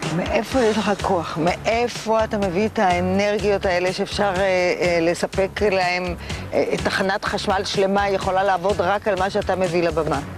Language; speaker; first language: Hebrew; native; Hebrew